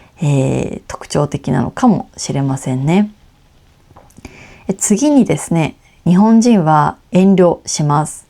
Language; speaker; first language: Japanese; native; Japanese